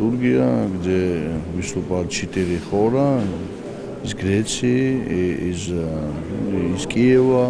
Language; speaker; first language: Russian; non-native, fluent; Georgian